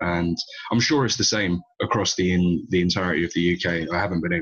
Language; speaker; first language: English; native; English